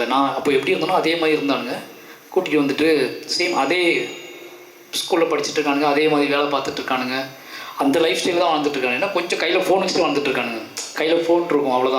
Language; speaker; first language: Tamil; native; Tamil